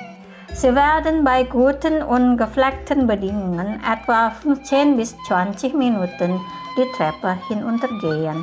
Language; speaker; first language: German; non-native, fluent; Indonesian